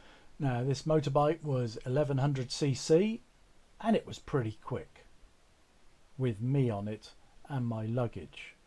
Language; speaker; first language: English; native; English